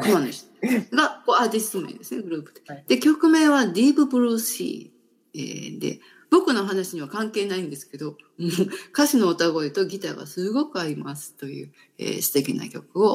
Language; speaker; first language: Japanese; native; Japanese